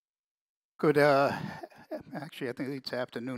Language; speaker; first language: English; native; English